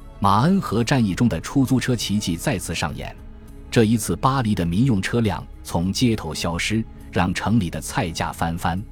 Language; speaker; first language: Chinese; native; Chinese